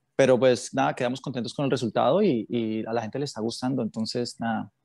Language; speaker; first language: Spanish; native; Spanish